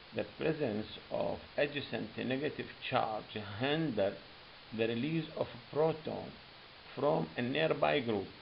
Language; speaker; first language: English; non-native, fluent; Arabic